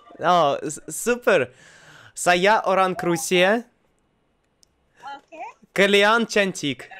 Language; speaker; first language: Indonesian; non-native, learner; Russian